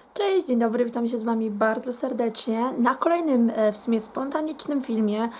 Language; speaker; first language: Polish; native; Polish